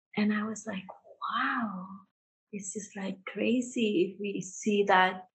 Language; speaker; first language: English; early bilingual, heritage; Indonesian